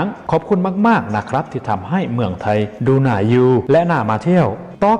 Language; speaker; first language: Thai; native; Thai